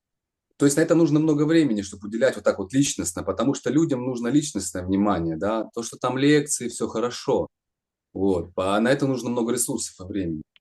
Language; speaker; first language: Russian; native; Russian